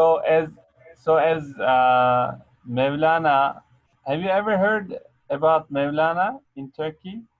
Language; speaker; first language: English; non-native, fluent; Arabic